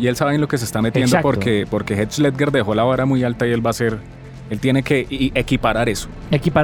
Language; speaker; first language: Spanish; native; Spanish